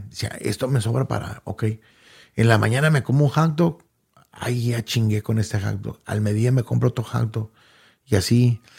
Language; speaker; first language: Spanish; early bilingual, heritage; Spanish